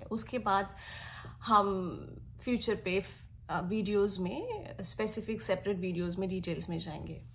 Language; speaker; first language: Hindi; non-native, local second language; Bangla